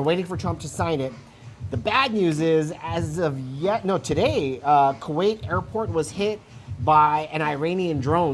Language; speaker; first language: English; native; English